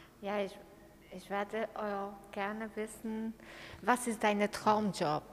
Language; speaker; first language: German; non-native, learner; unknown